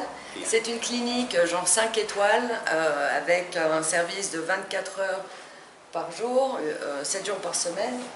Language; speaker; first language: French; non-native, fluent; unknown